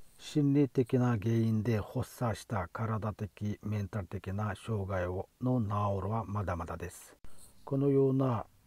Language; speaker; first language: Japanese; non-native, fluent; Uyghur